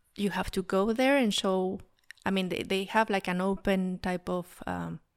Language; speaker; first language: English; non-native, fluent; Spanish